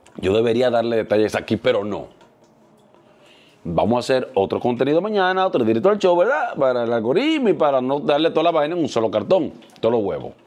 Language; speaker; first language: Spanish; native; Spanish